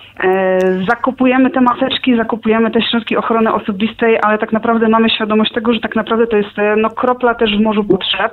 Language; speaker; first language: Polish; native; Polish